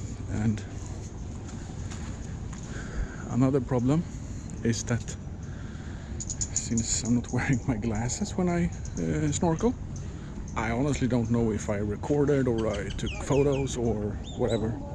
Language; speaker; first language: English; non-native, fluent; Swedish